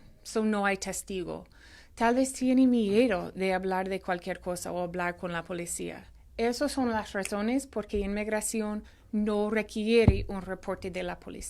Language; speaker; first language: Spanish; non-native, fluent; English